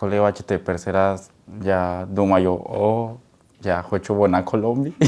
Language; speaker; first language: Ukrainian; non-native, learner; Spanish